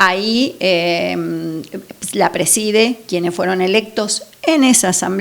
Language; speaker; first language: Spanish; native; Spanish